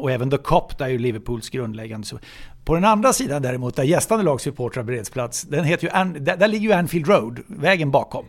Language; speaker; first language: Swedish; native; Swedish